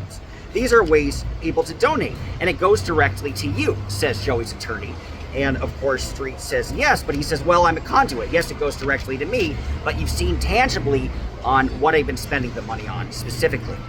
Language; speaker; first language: English; native; English